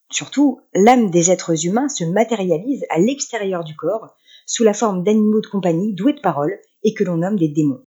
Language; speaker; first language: French; native; French